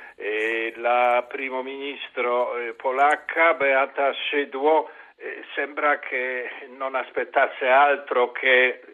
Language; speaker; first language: Italian; non-native, fluent; Polish